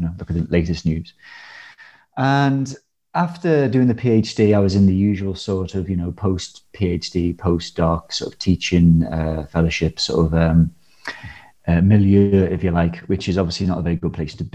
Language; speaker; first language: English; native; English